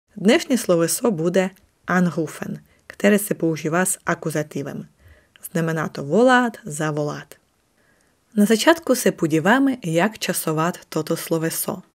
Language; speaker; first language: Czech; non-native, fluent; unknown